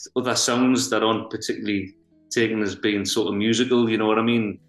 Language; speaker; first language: English; native; English